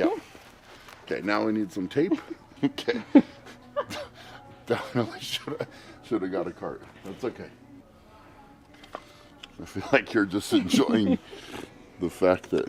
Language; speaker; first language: English; native; English